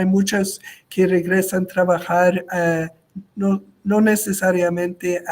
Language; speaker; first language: Spanish; non-native, local second language; French